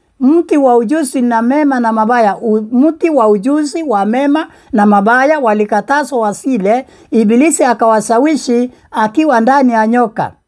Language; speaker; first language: Swahili; non-native, local second language; Meru